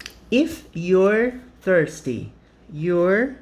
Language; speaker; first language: English; non-native, fluent; Portuguese